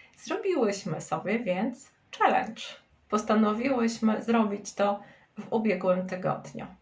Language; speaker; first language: Polish; native; Polish